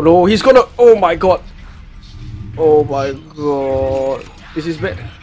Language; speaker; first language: English; non-native, local second language; Chinese